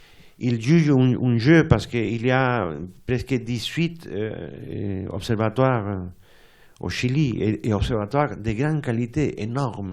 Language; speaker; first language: French; non-native, fluent; Spanish